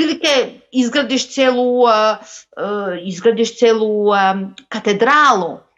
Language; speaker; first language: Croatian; non-native, local second language; Macedonian